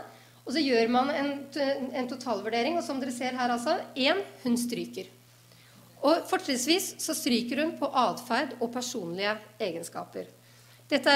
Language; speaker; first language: Norwegian; native; Norwegian